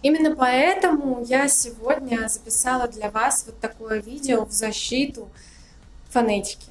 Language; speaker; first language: Russian; native; Russian